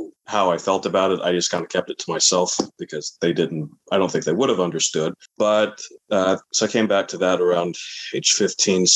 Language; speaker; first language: English; native; English